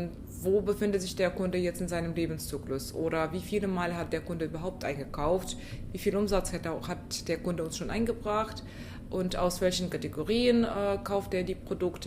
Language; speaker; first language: German; non-native, fluent; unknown